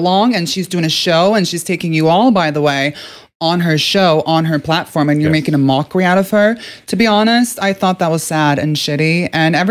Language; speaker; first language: English; non-native, fluent; Norwegian